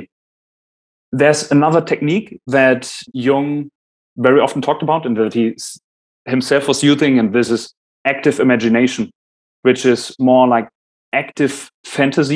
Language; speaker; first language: English; non-native, fluent; German